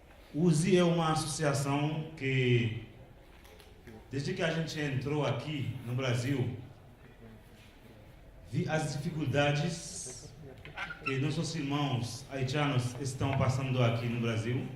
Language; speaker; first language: Portuguese; non-native, local second language; Haitian Creole